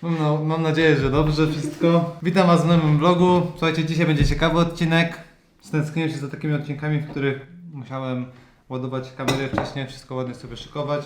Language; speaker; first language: Polish; native; Polish